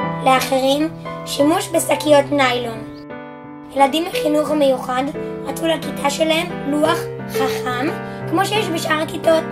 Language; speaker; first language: Hebrew; native; Hebrew